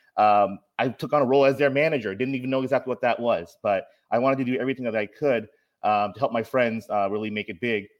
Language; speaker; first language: English; native; English